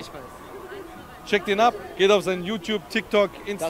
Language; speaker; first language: German; native; German